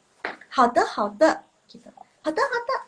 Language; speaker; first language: Chinese; non-native, local second language; Indonesian